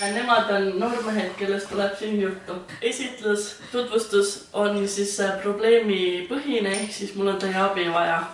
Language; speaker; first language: Estonian; native; Estonian